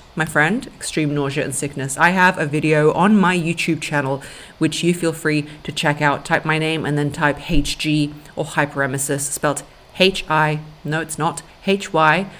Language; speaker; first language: English; early bilingual, other home language; Russian